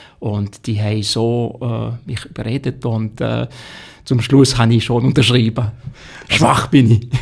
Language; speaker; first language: German; non-native, local second language; French